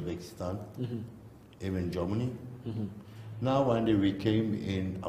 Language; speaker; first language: English; non-native, learner; Turkish